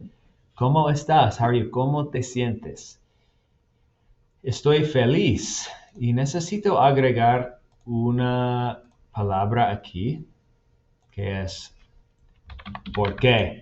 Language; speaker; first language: Spanish; non-native, fluent; English